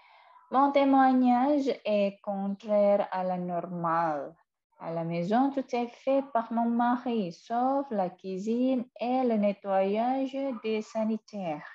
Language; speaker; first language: French; non-native, fluent; Indonesian